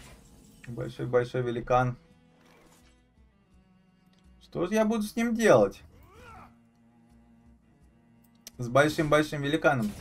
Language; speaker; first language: Russian; native; Russian